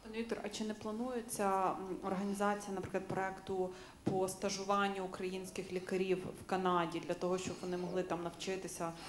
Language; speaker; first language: Ukrainian; native; Ukrainian